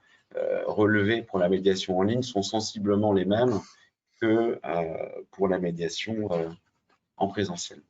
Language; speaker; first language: French; native; French